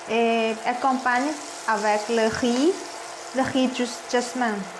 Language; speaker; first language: French; non-native, learner; Thai